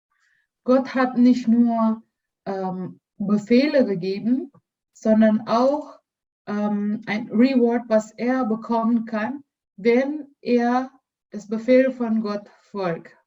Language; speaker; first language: German; non-native, learner; Indonesian